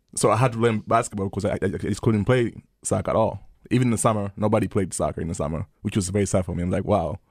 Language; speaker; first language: English; early bilingual, other home language; Swahili